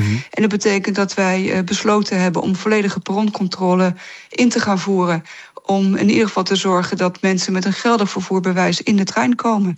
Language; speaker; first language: Dutch; native; Dutch